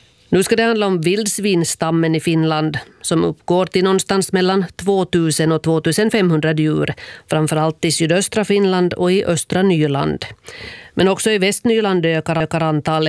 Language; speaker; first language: Swedish; native; Swedish